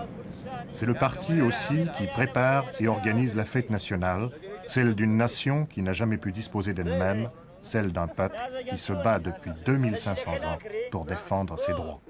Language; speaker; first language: French; native; French